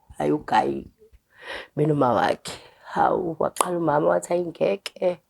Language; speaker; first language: Zulu; native; Zulu